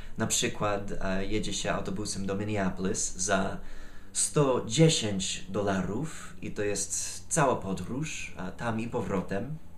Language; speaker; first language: Polish; non-native, fluent; English